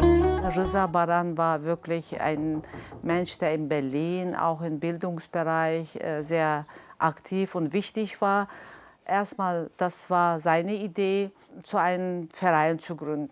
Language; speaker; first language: German; non-native, fluent; Kurdish